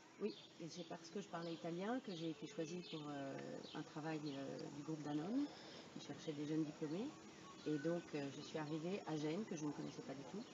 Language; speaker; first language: French; native; French